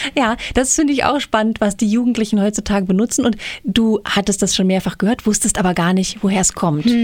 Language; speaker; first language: German; native; German